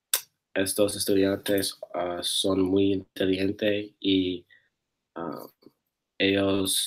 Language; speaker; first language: Spanish; non-native, learner; English